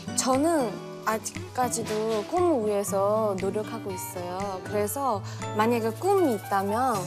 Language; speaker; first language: Korean; non-native, fluent; Chinese